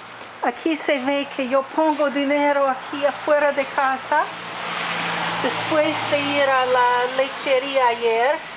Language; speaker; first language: Spanish; non-native, learner; English